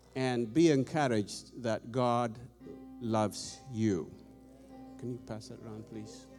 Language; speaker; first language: English; non-native, fluent; Amharic